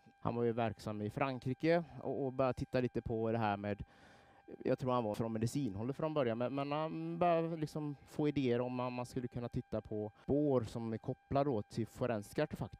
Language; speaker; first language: Swedish; native; Swedish